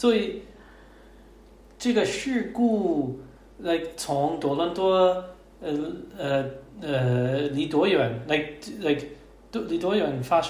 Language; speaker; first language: Chinese; non-native, learner; English